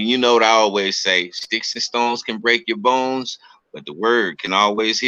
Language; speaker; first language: English; native; English